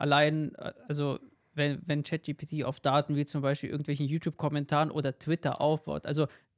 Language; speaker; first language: German; native; German